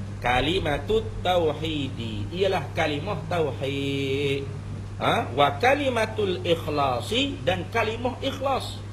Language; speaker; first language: Malay; native; Malay